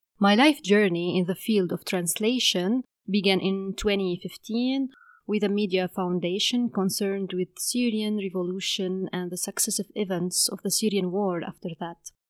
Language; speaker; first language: English; non-native, fluent; Arabic